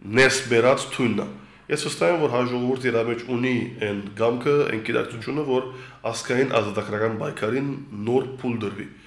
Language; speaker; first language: Armenian; early bilingual, heritage; Armenian